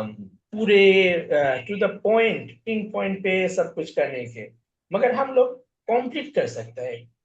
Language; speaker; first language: Hindi; non-native, fluent; Bangla